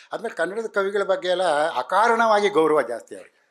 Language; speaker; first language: Kannada; native; Kannada